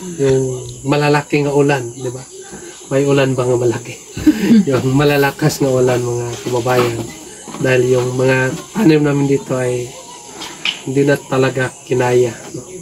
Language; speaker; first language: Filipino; non-native, local second language; Cebuano